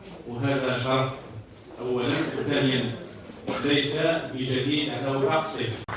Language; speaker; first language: Arabic; native; Arabic